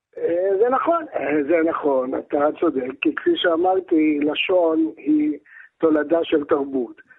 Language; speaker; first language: Hebrew; early bilingual, other home language; Arabic